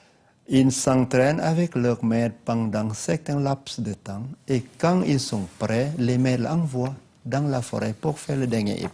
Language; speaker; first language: French; non-native, learner; Lao